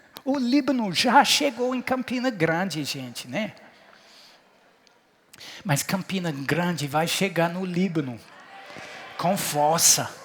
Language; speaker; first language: Portuguese; non-native, fluent; English